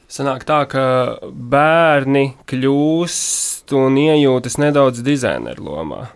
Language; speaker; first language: Latvian; native; Latvian